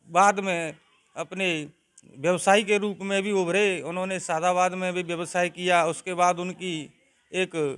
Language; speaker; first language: Hindi; native; Hindi